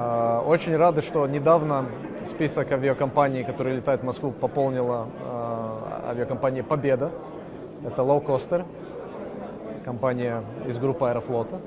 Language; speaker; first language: Russian; non-native, local second language; Latvian